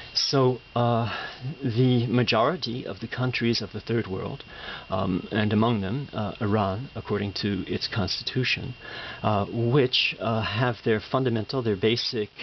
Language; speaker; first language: English; native; English